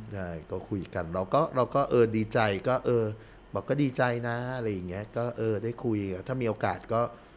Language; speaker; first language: Thai; early bilingual, heritage; Thai